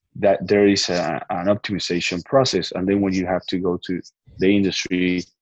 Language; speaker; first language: English; non-native, fluent; Spanish